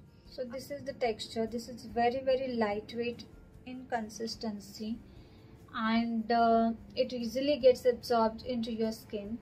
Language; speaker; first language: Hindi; native; Hindi